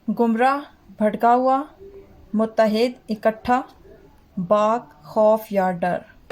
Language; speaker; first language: Urdu; non-native, local second language; Punjabi